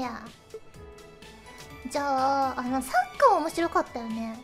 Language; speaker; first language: Japanese; native; Japanese